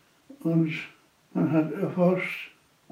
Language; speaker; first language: German; non-native, fluent; Polish